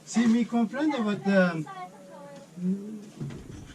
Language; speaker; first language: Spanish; non-native, learner; Turkish